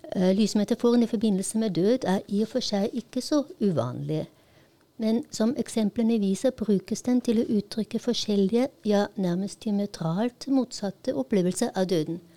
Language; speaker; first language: Norwegian; non-native, fluent; Polish